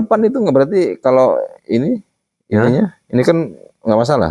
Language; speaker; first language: Indonesian; native; Indonesian